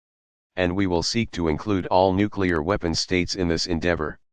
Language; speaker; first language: English; native; English